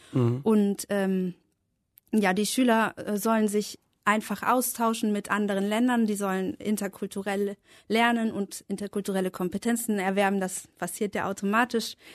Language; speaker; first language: German; native; German